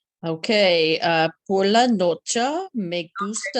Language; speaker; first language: Spanish; non-native, learner; English